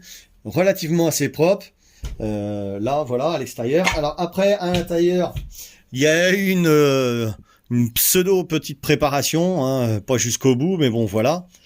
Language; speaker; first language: French; native; French